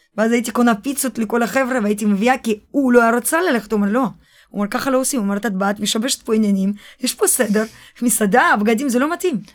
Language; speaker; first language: Hebrew; early bilingual, other home language; Russian